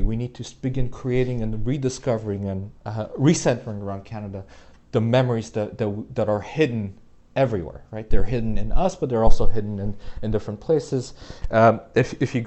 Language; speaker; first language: English; native; English